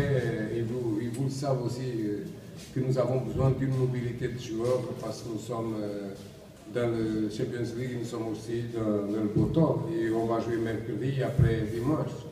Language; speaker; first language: French; non-native, learner; Portuguese